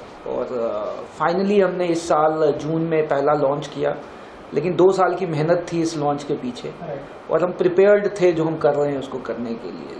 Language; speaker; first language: Hindi; native; Hindi